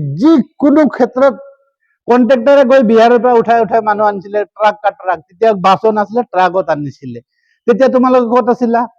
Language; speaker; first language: Assamese; native; Assamese